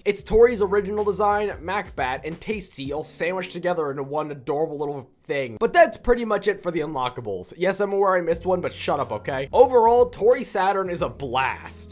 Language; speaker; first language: English; native; English